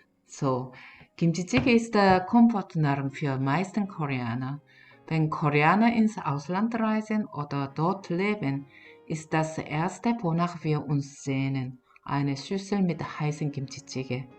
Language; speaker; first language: German; non-native, fluent; Korean